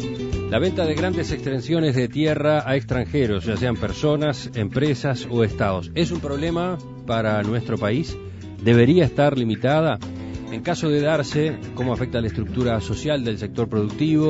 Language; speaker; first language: Spanish; native; Spanish